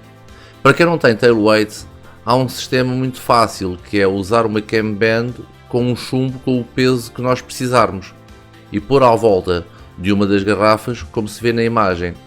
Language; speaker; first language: Portuguese; native; Portuguese